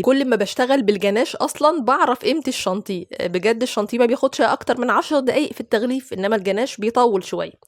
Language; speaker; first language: Arabic; native; Arabic